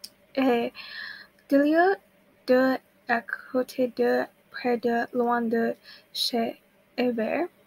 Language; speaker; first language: French; non-native, learner; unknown